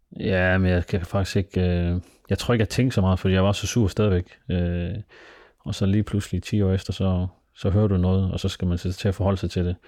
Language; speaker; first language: Danish; early bilingual, other home language; Somali